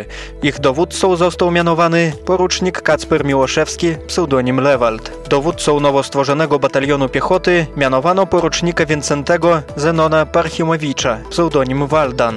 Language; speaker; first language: Polish; native; Polish